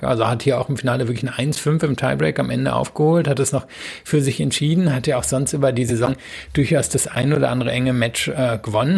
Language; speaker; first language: German; native; German